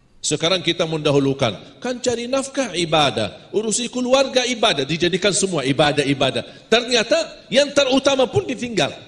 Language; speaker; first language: Malay; non-native, fluent; Arabic